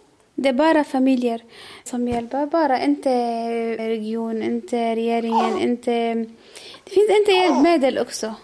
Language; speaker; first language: Swedish; non-native, learner; Arabic